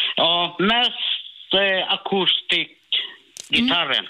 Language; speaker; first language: Swedish; non-native, learner; Burmese